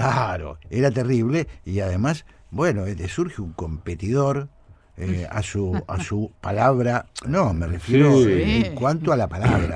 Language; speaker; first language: Spanish; native; Spanish